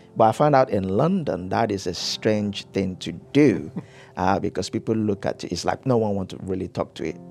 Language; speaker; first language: English; non-native, local second language; Yoruba